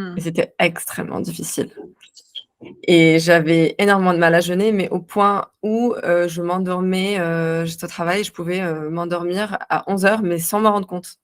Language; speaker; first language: French; non-native, local second language; Arabic